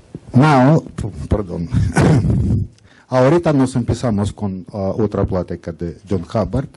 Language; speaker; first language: Spanish; non-native, learner; English